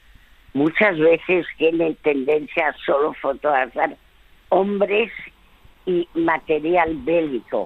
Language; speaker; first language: Spanish; non-native, fluent; French